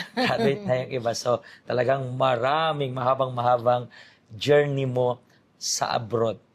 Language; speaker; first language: Filipino; native; Filipino